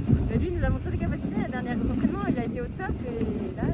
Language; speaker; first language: French; native; French